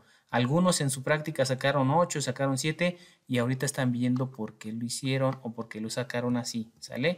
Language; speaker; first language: Spanish; native; Spanish